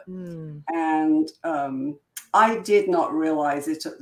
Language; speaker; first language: English; native; English